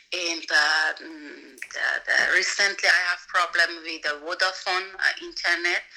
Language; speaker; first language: English; non-native, learner; Persian